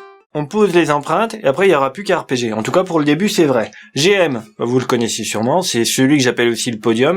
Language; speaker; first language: French; native; French